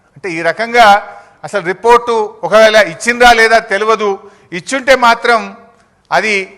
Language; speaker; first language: Telugu; native; Telugu